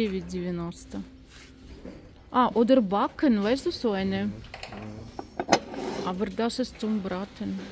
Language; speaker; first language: German; non-native, learner; Russian